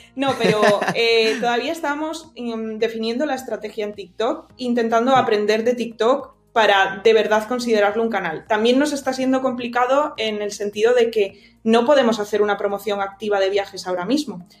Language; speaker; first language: Spanish; native; Spanish